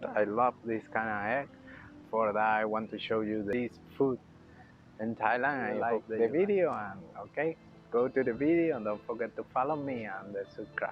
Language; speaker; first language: English; non-native, learner; Spanish